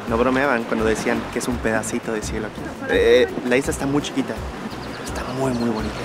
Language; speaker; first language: Spanish; native; Spanish